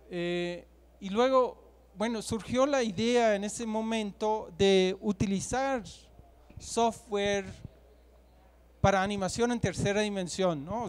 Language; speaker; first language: Spanish; non-native, fluent; German